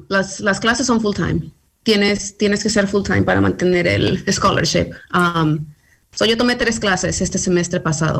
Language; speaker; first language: Spanish; early bilingual, heritage; Spanish